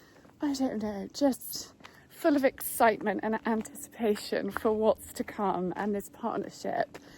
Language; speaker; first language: English; native; English